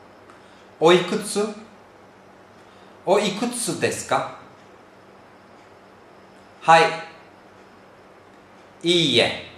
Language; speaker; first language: Japanese; non-native, fluent; Turkish